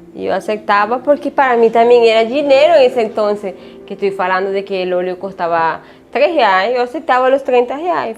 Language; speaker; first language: Portuguese; non-native, learner; Spanish